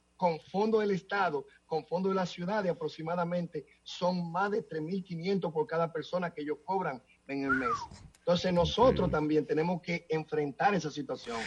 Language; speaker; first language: Spanish; native; Spanish